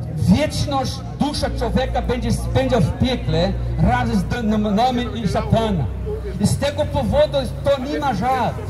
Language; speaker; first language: Polish; non-native, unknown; Portuguese